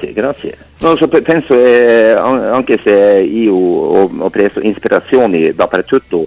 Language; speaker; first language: Italian; non-native, fluent; Norwegian